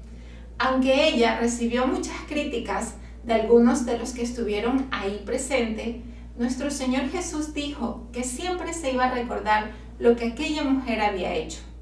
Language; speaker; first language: Spanish; native; Spanish